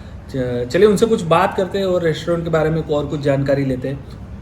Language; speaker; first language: Hindi; native; Hindi